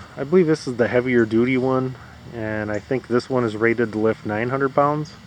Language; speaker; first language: English; native; English